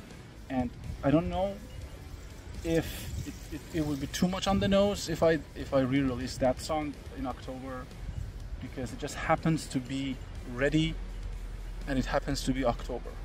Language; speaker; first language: English; non-native, fluent; Persian